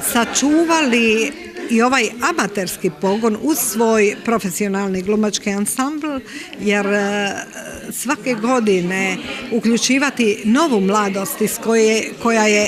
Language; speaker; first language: Croatian; native; Croatian